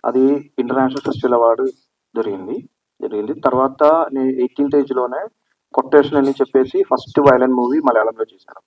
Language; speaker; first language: Telugu; non-native, learner; Malayalam